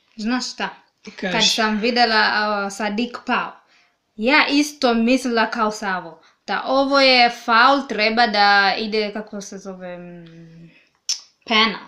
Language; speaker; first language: Serbian; non-native, learner; Swahili